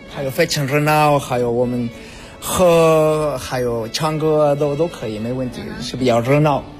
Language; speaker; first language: Chinese; non-native, learner; Spanish